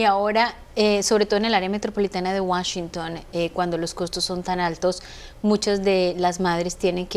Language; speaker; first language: Spanish; native; Spanish